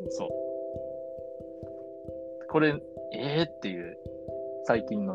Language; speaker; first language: Japanese; native; Japanese